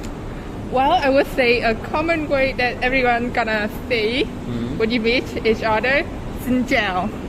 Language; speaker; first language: English; non-native, fluent; Vietnamese